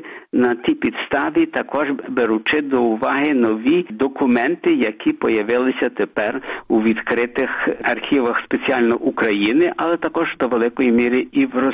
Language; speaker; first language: Ukrainian; early bilingual, heritage; Ukrainian